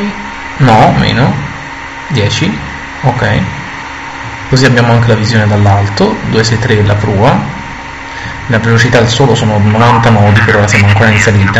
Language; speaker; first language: Italian; native; Italian